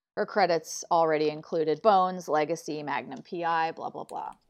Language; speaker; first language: English; native; English